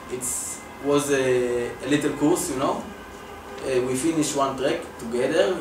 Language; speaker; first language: English; non-native, learner; Hebrew